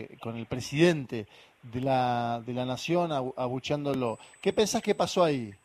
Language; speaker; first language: Spanish; native; Spanish